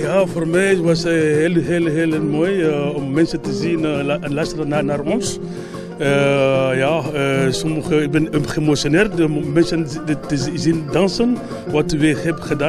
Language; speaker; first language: Dutch; non-native, fluent; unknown